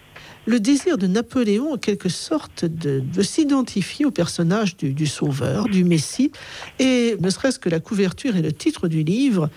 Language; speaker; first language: French; native; French